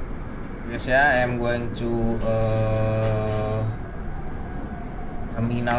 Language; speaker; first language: English; non-native, local second language; Indonesian